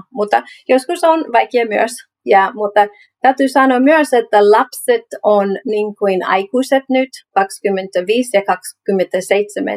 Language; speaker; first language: Finnish; non-native, learner; English